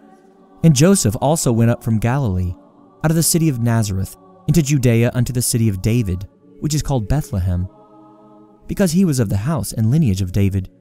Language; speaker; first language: English; native; English